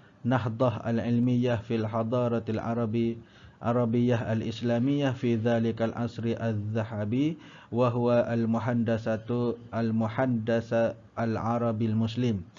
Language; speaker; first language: Arabic; non-native, learner; Malay